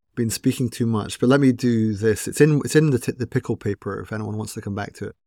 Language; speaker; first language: English; native; English